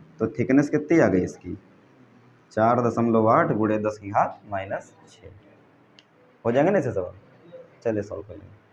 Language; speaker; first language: Hindi; native; Hindi